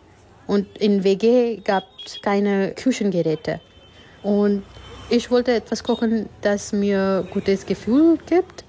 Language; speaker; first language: German; non-native, learner; Gujarati